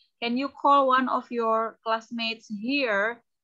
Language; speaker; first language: English; non-native, fluent; Indonesian